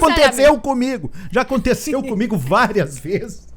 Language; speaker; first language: Portuguese; native; Portuguese